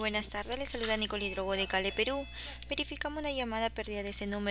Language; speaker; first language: Spanish; native; Spanish